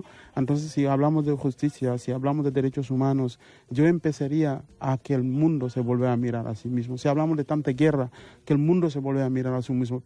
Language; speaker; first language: Spanish; non-native, fluent; Mandingo